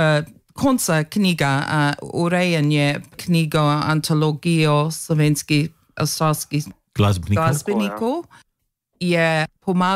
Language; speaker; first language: Slovenian; early bilingual, heritage; Slovenian